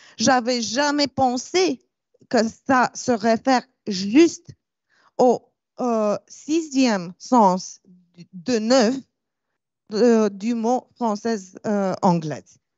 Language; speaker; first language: French; non-native, fluent; Romanian